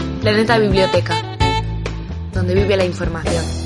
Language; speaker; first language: Spanish; native; Spanish